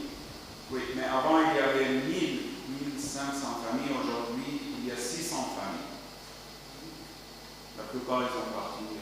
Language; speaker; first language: French; non-native, learner; Arabic